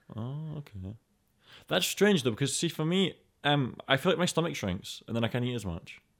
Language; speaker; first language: English; native; English